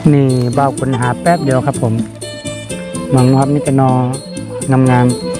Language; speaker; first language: Thai; native; Thai